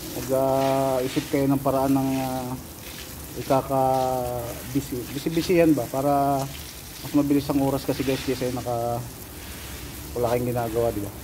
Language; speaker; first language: Filipino; non-native, local second language; Bikol